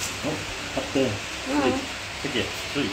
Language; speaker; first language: English; native; English